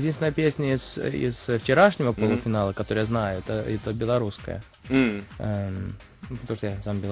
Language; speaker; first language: Russian; early bilingual, heritage; Russian